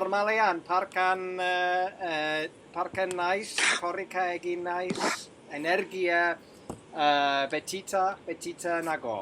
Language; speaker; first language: Basque; non-native, learner; English